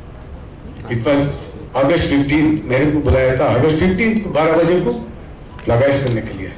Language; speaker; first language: Hindi; non-native, local second language; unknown